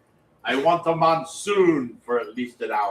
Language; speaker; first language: English; native; English